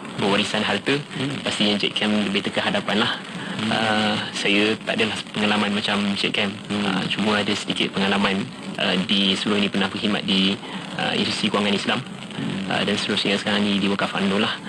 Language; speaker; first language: Malay; native; Malay